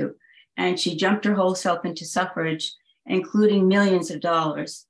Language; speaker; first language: English; native; English